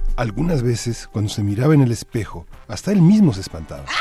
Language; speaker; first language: Spanish; native; Spanish